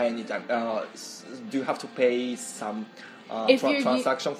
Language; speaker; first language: English; non-native, learner; Japanese